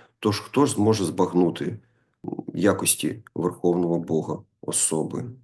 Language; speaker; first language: Ukrainian; non-native, local second language; Russian